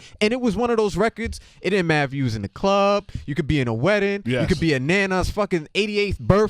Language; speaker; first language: English; native; English